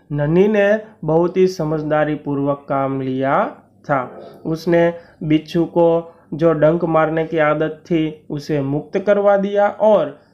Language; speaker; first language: Hindi; non-native, local second language; Gujarati